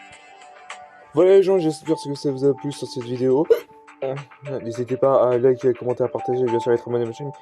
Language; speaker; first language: French; native; French